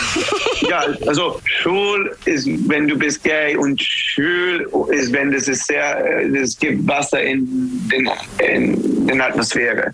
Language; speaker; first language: German; non-native, learner; English